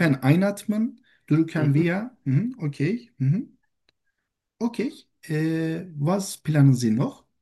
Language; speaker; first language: German; non-native, learner; Turkish